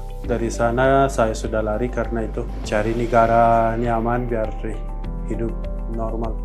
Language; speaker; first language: Indonesian; non-native, learner; Persian